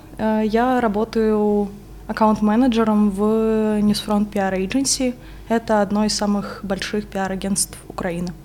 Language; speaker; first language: Russian; non-native, local second language; Ukrainian